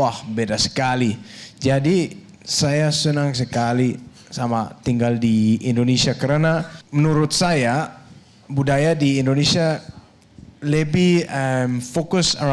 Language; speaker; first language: Indonesian; non-native, fluent; Danish